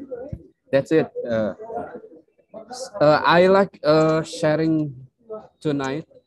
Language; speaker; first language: English; non-native, learner; Indonesian